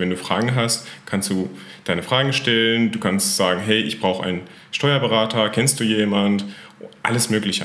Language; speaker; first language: German; non-native, fluent; Persian